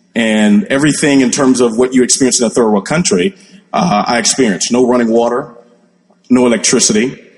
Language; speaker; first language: English; native; English